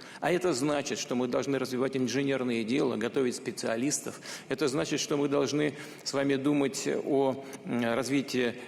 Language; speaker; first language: Russian; native; Russian